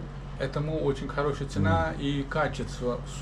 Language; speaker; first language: Russian; non-native, learner; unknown